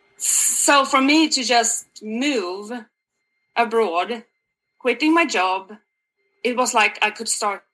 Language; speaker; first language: English; non-native, fluent; Swedish